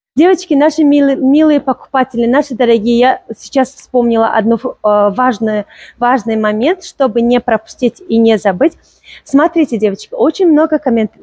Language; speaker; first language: Russian; non-native, local second language; Tajik